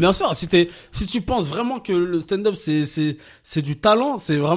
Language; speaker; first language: French; native; French